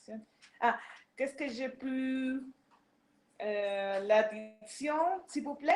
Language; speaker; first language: French; non-native, learner; English